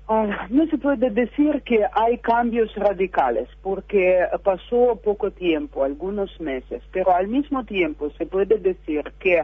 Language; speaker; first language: Spanish; non-native, fluent; Russian